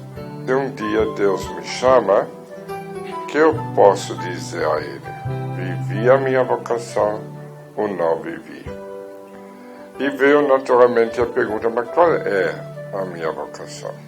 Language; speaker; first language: Portuguese; non-native, fluent; German